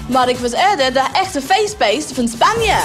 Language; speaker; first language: Dutch; non-native, learner; English